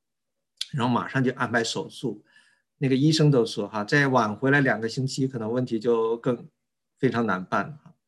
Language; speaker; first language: Chinese; native; Chinese